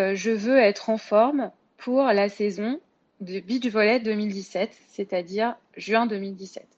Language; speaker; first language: French; native; French